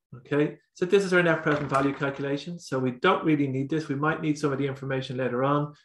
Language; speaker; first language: English; native; English